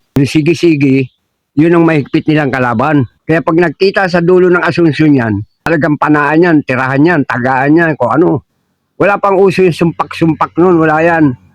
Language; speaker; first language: Filipino; native; Filipino